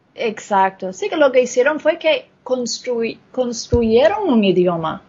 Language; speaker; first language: Spanish; non-native, fluent; English